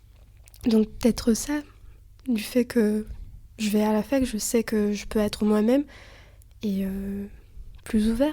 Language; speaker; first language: French; early bilingual, other home language; Lithuanian